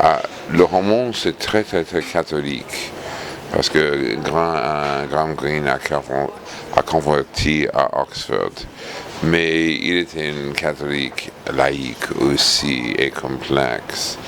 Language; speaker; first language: French; non-native, fluent; English